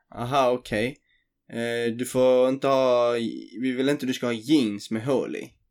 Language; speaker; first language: Swedish; early bilingual, other home language; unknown